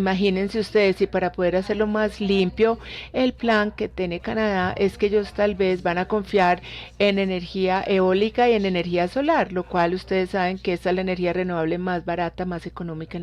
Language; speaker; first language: Spanish; non-native, fluent; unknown